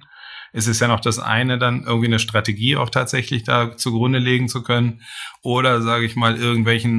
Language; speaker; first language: German; native; German